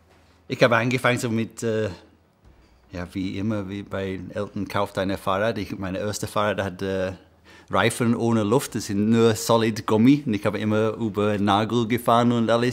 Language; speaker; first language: German; non-native, fluent; English